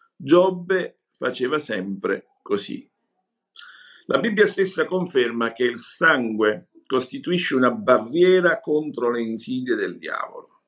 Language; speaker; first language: Italian; native; Italian